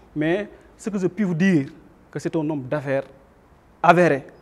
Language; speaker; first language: French; non-native, local second language; Wolof